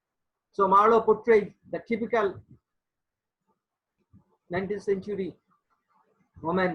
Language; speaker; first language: English; non-native, local second language; Bangla